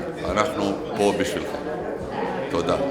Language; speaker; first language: Hebrew; non-native, fluent; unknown